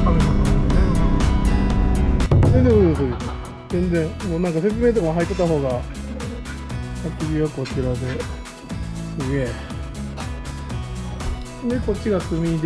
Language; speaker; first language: Japanese; native; Japanese